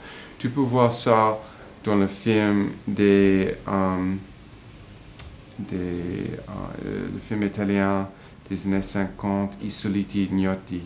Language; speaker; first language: French; non-native, fluent; English